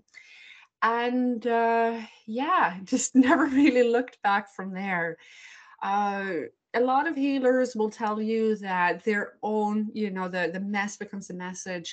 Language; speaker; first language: English; native; English